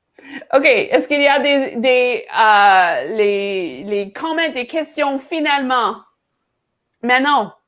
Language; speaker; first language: French; non-native, learner; English